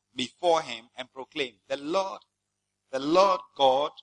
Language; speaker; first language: English; non-native, local second language; Akan